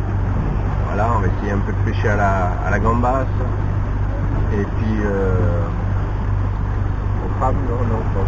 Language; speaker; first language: French; native; French